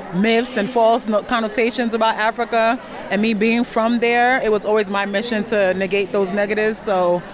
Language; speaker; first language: English; non-native, local second language; Akan